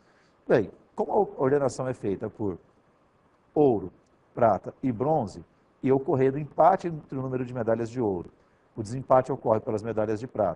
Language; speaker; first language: Portuguese; native; Portuguese